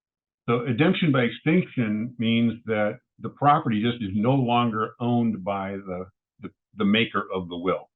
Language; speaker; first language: English; native; English